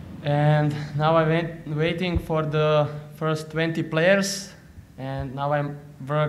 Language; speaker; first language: English; non-native, learner; Slovak